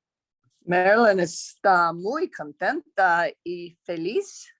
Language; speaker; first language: Spanish; non-native, learner; English